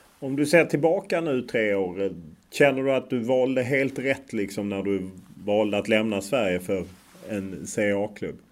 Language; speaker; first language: Swedish; native; Swedish